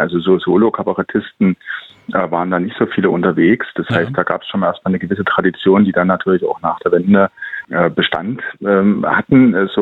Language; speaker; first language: German; native; German